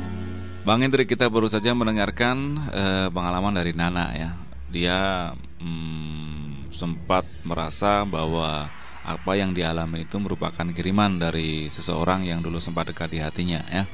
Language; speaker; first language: Indonesian; native; Indonesian